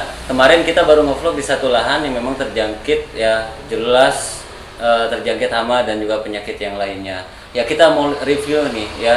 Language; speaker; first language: Indonesian; native; Indonesian